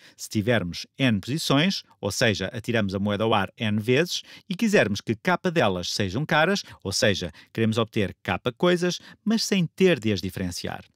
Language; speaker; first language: Portuguese; native; Portuguese